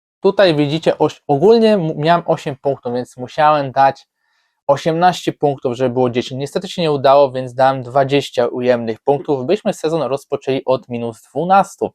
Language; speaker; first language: Polish; native; Polish